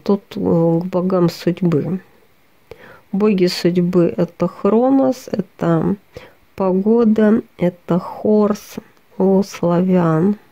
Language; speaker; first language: Russian; native; Russian